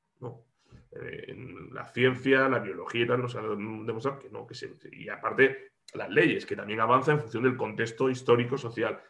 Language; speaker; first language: Spanish; native; Spanish